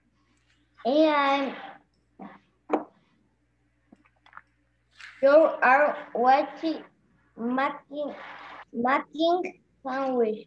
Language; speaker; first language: English; non-native, learner; Spanish